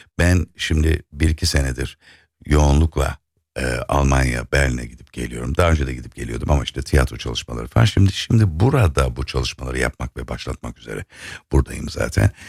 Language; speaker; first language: Turkish; native; Turkish